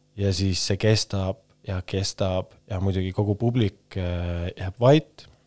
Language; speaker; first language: Estonian; native; Estonian